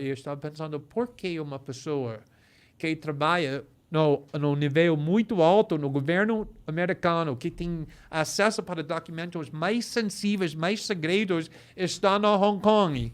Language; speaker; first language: Portuguese; non-native, fluent; English